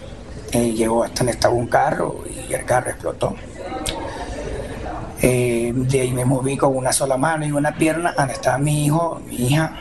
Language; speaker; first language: Spanish; native; Spanish